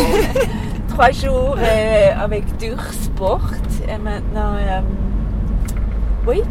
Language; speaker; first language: French; non-native, learner; English